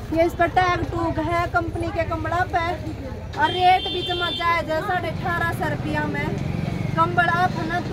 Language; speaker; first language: Hindi; native; Hindi